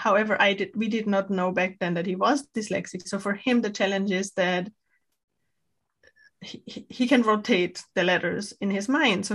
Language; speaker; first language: English; non-native, fluent; German